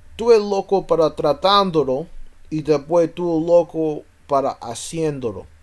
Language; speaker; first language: Spanish; non-native, learner; English